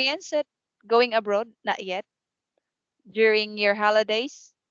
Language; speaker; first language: English; non-native, fluent; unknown